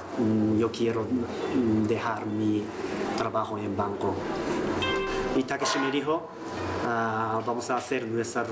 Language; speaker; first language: Spanish; non-native, learner; Japanese